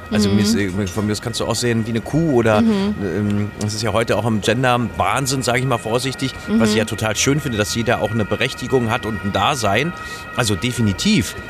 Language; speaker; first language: German; native; German